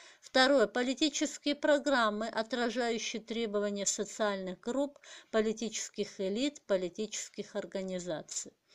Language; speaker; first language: Russian; non-native, local second language; Kazakh